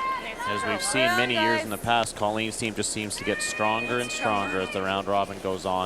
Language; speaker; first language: English; native; English